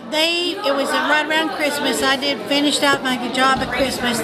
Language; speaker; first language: English; native; English